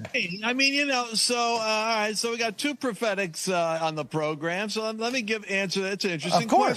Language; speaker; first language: English; native; English